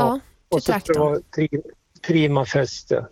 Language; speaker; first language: Swedish; native; Swedish